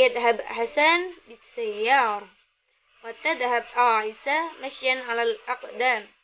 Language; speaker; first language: Arabic; non-native, learner; Indonesian